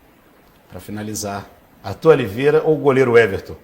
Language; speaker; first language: Portuguese; native; Portuguese